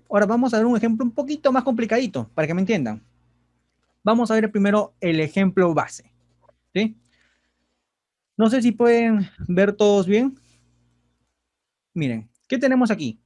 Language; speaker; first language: Spanish; native; Spanish